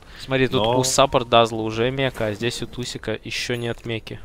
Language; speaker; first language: Russian; native; Russian